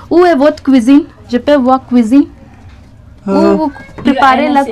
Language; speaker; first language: French; non-native, learner; Telugu